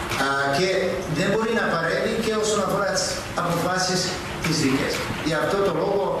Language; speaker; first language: Greek; non-native, fluent; Serbian